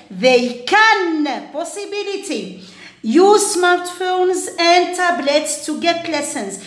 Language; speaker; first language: English; non-native, fluent; Arabic